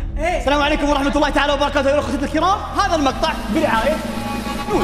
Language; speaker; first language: Arabic; native; Arabic